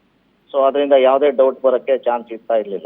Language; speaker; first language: Kannada; native; Kannada